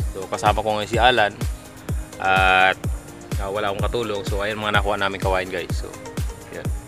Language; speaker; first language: Filipino; non-native, local second language; Bikol